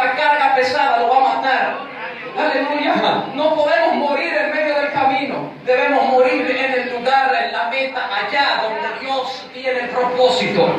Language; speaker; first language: Spanish; native; Spanish